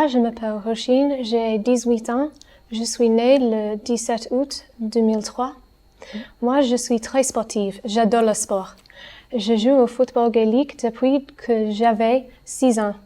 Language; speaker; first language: French; non-native, learner; English